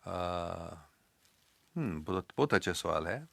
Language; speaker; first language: Urdu; non-native, fluent; English